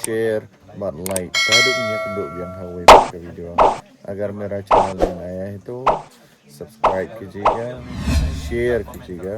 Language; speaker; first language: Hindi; non-native, local second language; Khasi